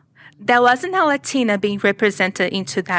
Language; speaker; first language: English; non-native, fluent; Portuguese